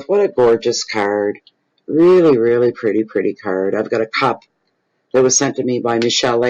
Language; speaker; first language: English; native; English